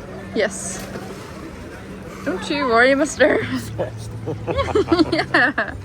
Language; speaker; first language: English; native; English